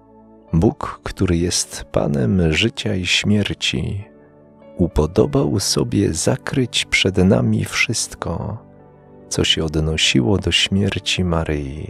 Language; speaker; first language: Polish; native; Polish